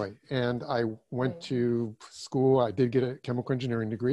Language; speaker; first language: English; early bilingual, other home language; German